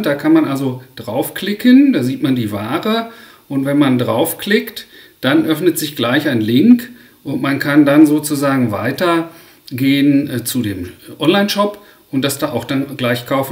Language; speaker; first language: German; native; German